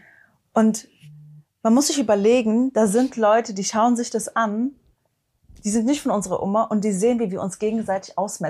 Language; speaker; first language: German; early bilingual, other home language; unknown